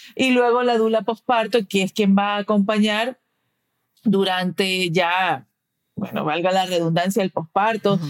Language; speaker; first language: Spanish; early bilingual, heritage; Spanish